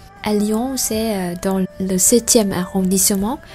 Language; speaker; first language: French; non-native, fluent; Vietnamese